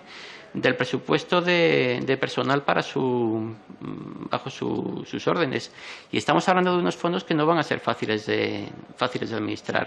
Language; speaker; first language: Spanish; native; Spanish